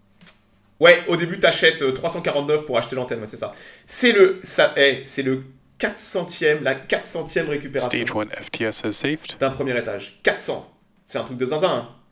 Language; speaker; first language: French; native; French